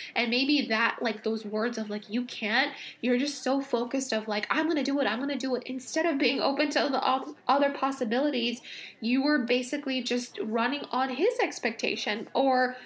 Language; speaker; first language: English; native; English